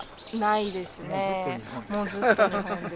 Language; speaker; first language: Japanese; non-native, local second language; Portuguese